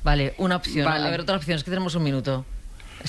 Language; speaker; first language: Spanish; native; Spanish